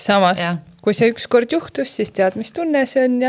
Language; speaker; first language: Estonian; native; Estonian